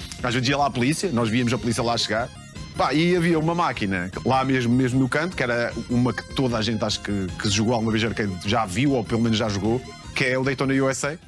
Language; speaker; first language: Portuguese; native; Portuguese